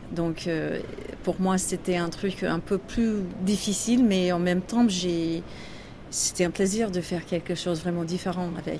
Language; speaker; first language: French; non-native, learner; English